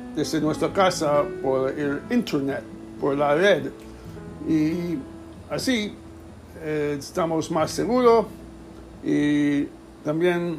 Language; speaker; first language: Spanish; early bilingual, heritage; English